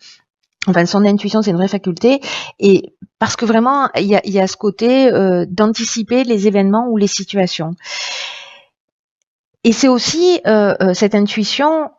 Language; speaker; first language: French; native; French